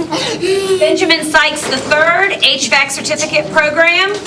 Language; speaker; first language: English; native; English